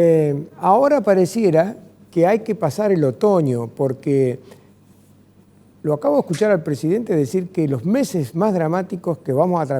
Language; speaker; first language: Spanish; native; Spanish